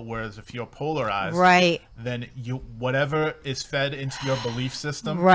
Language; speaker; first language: English; native; English